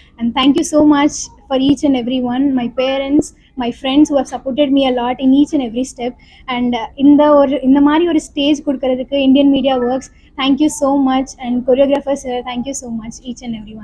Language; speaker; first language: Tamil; non-native, learner; Telugu